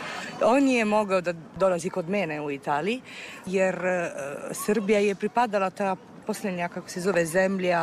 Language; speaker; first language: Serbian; non-native, fluent; Italian